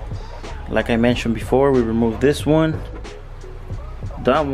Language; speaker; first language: English; native; English